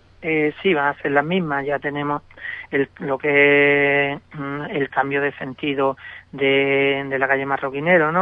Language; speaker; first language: Spanish; native; Spanish